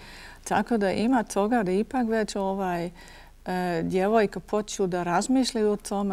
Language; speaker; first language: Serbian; non-native, fluent; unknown